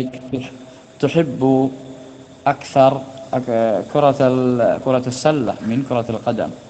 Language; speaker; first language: Arabic; non-native, fluent; Indonesian